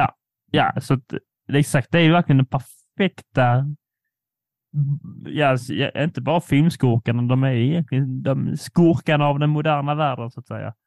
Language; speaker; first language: Swedish; native; Swedish